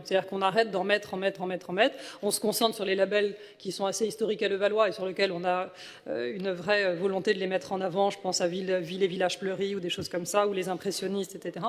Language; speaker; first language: French; native; French